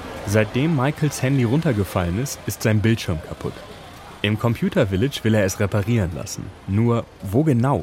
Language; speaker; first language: German; native; German